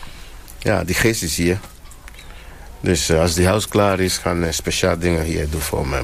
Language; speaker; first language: Dutch; non-native, learner; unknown